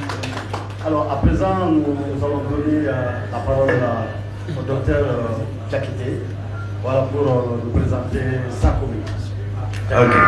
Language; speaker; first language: French; native; French